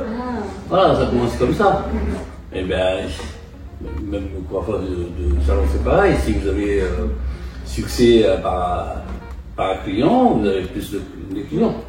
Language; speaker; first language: French; non-native, fluent; Japanese